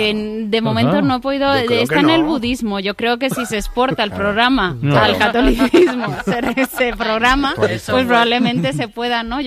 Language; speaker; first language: Spanish; native; Spanish